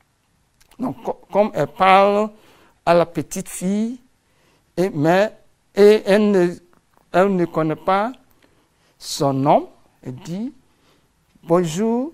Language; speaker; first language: French; non-native, fluent; English